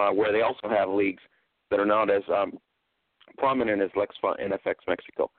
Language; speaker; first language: English; early bilingual, other home language; Spanish